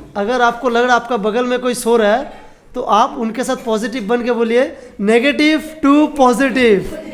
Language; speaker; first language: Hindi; non-native, local second language; Bangla